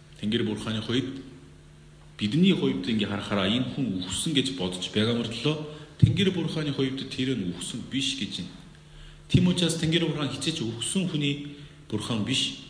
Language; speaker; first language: Mongolian; non-native, fluent; Korean